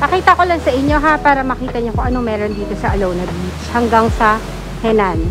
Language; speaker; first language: Filipino; native; Filipino